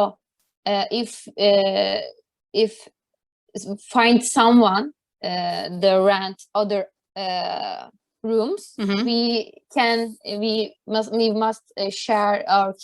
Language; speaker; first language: English; non-native, learner; Turkish